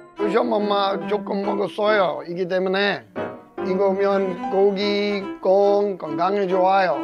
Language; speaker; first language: Korean; non-native, learner; English